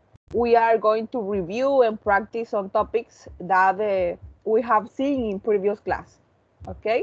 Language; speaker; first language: English; non-native, learner; Spanish